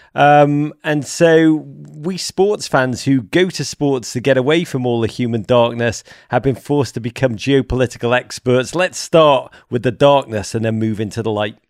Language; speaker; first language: English; native; English